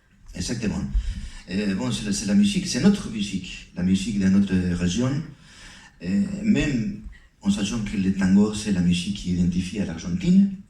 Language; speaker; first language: French; non-native, fluent; Spanish